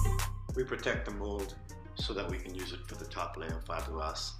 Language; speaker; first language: English; native; English